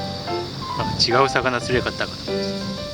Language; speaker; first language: Japanese; native; Japanese